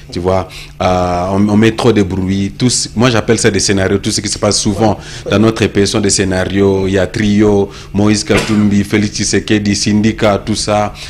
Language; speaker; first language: French; non-native, local second language; Lingala